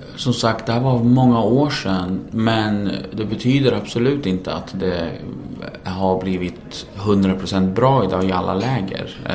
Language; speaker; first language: Swedish; early bilingual, other home language; Kurdish